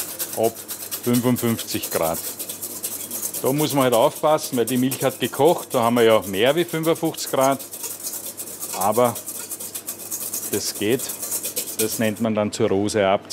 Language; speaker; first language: German; native; German